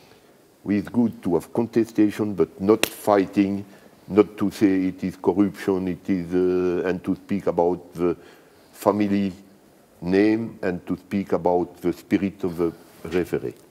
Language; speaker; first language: English; non-native, learner; French